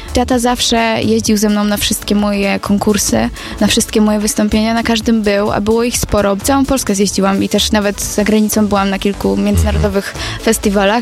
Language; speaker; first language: Polish; native; Polish